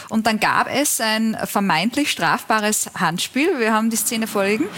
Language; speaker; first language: German; native; German